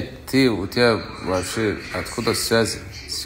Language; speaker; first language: Russian; non-native, local second language; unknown